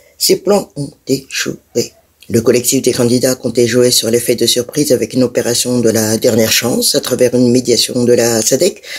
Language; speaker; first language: French; non-native, local second language; Malagasy